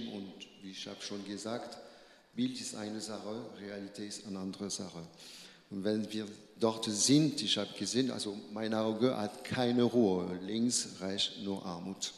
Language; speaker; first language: German; non-native, learner; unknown